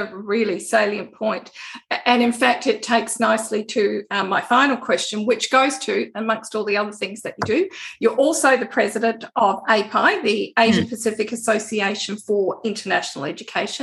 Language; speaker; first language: English; native; English